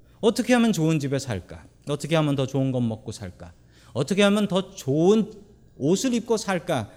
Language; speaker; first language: Korean; native; Korean